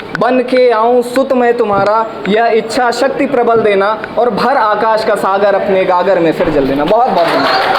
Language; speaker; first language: Hindi; native; Hindi